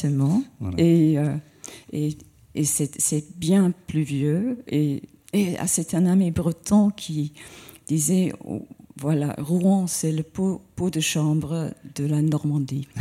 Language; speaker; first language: French; non-native, fluent; English